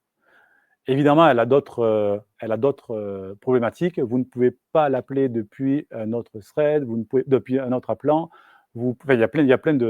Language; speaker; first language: French; native; French